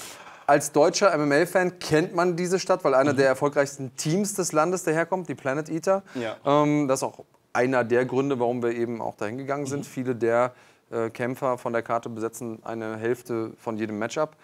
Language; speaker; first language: German; native; German